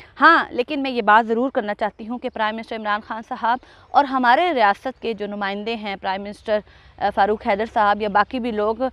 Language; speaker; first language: Urdu; non-native, local second language; Punjabi